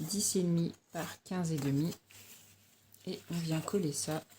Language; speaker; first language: French; native; French